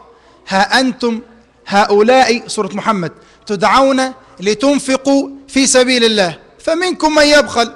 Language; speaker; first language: Arabic; native; Arabic